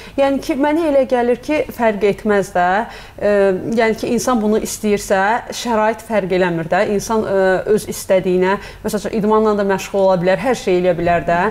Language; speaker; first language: Azerbaijani; native; Azerbaijani